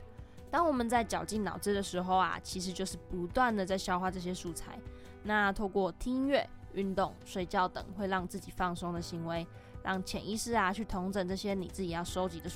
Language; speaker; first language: Chinese; native; Chinese